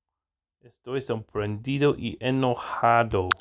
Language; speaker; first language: Spanish; non-native, learner; English